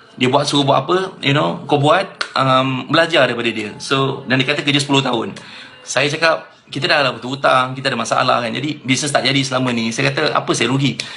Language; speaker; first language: Malay; native; Malay